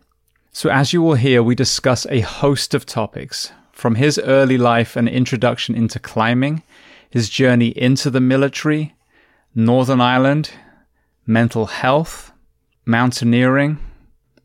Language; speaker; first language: English; native; English